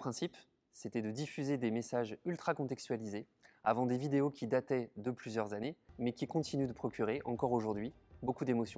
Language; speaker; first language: French; native; French